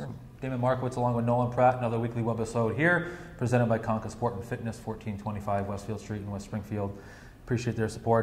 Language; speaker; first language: English; native; English